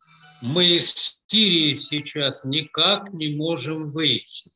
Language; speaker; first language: Russian; native; Russian